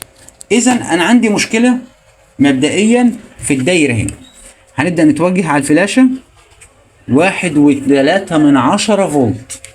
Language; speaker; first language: Arabic; native; Arabic